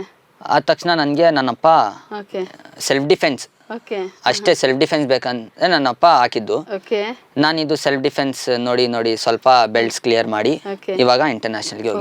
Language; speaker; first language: Kannada; non-native, local second language; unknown